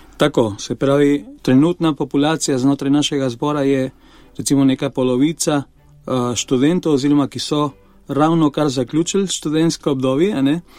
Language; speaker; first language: Slovenian; non-native, fluent; Spanish